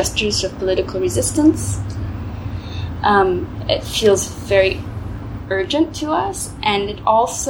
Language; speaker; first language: English; native; English